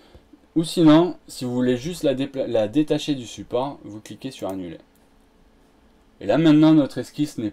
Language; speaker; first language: French; native; French